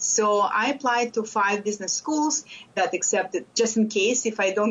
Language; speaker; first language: English; non-native, fluent; Lithuanian